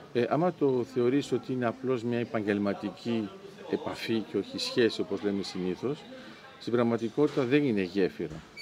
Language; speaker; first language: Greek; early bilingual, heritage; Greek